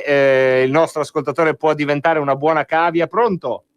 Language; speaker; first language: Italian; native; Italian